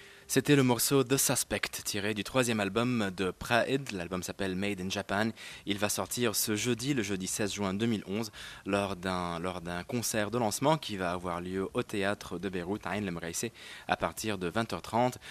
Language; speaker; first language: French; non-native, local second language; Arabic